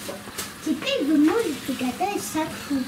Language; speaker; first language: Russian; early bilingual, heritage; Russian